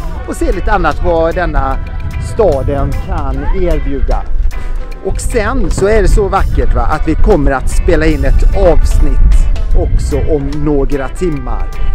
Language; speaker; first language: Swedish; native; Swedish